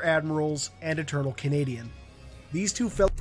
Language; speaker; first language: English; native; English